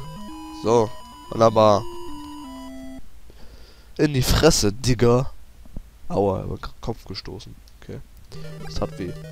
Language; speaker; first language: German; native; German